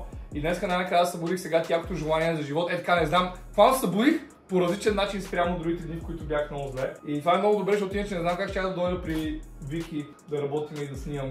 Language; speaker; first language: Bulgarian; native; Bulgarian